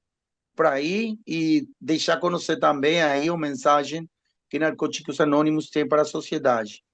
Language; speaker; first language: Portuguese; non-native, learner; Spanish